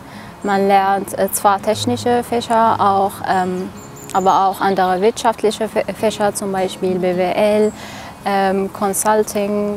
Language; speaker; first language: German; non-native, fluent; Arabic